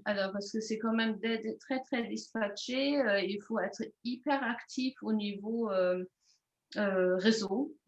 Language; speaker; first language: French; non-native, fluent; German